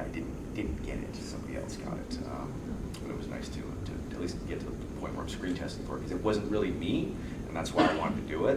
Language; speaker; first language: English; native; English